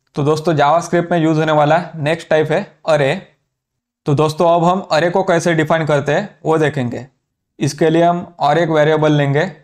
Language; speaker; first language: Hindi; native; Hindi